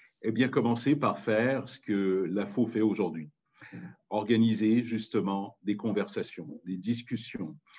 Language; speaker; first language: French; native; French